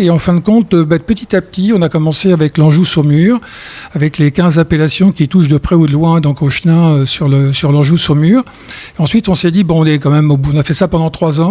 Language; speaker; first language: French; native; French